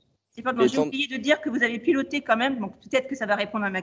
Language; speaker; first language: French; native; French